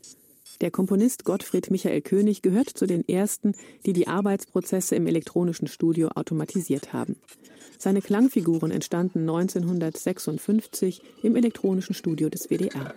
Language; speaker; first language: German; native; German